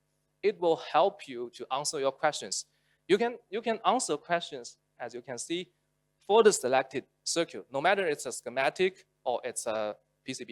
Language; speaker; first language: English; non-native, local second language; Chinese